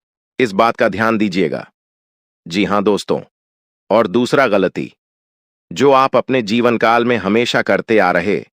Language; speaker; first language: Hindi; non-native, local second language; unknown